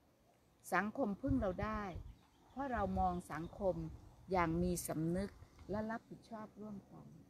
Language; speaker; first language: Thai; native; Thai